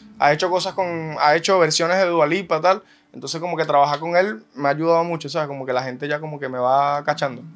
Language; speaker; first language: Spanish; native; Spanish